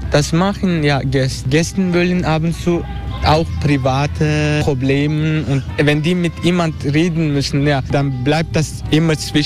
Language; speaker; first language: German; non-native, learner; Turkish